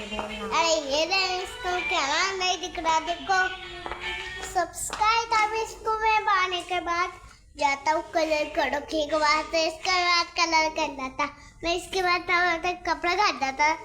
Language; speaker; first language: Hindi; non-native, local second language; Marathi